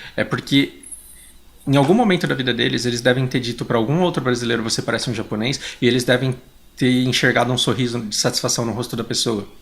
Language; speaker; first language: Portuguese; native; Portuguese